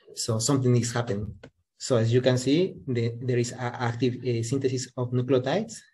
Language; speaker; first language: English; non-native, fluent; Spanish